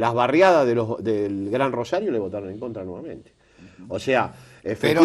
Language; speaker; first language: Spanish; native; Spanish